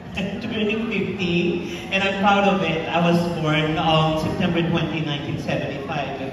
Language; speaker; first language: English; non-native, local second language; Filipino